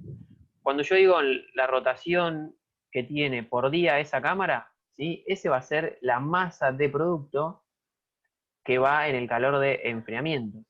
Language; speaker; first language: Spanish; native; Spanish